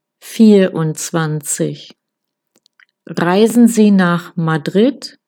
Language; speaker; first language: German; non-native, fluent; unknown